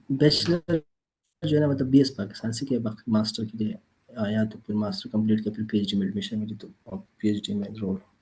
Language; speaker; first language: Urdu; non-native, local second language; Pashto